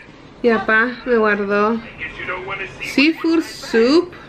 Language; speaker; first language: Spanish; early bilingual, heritage; Spanish